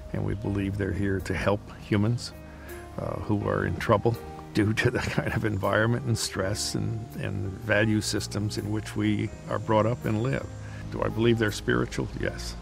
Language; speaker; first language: English; native; English